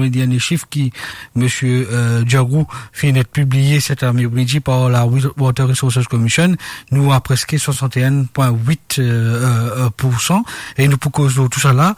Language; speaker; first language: French; non-native, local second language; Morisyen